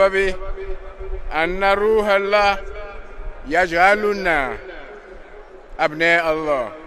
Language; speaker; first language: Arabic; non-native, learner; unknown